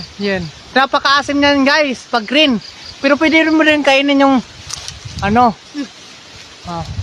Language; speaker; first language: Filipino; non-native, local second language; Cebuano